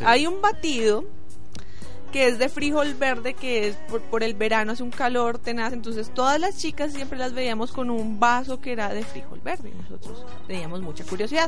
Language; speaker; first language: Spanish; native; Spanish